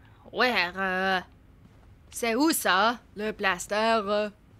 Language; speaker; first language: French; non-native, learner; English